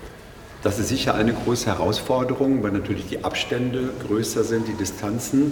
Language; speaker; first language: German; native; German